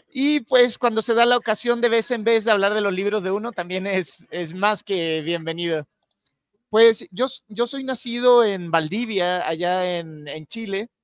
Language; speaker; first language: Spanish; native; Spanish